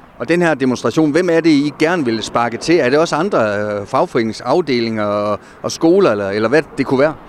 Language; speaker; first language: Danish; native; Danish